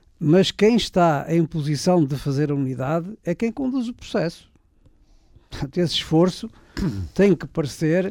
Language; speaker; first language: Portuguese; native; Portuguese